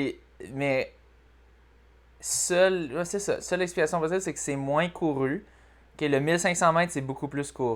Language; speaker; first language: French; native; French